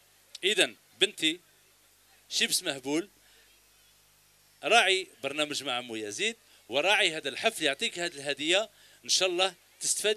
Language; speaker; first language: Arabic; native; Arabic